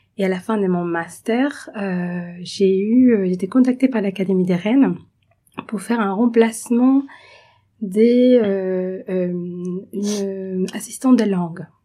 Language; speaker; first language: French; non-native, fluent; Spanish